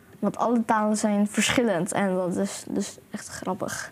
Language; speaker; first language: Dutch; early bilingual, other home language; Chinese